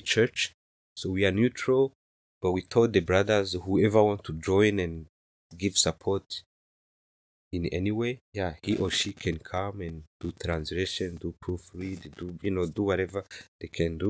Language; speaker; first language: English; non-native, local second language; Kinyarwanda